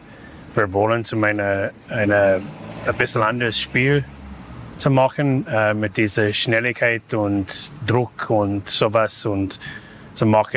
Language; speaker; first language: German; non-native, fluent; English